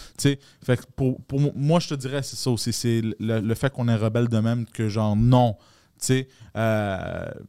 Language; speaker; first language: French; early bilingual, other home language; Greek